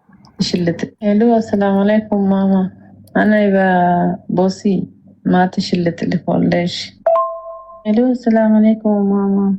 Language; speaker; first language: Arabic; non-native, learner; Amharic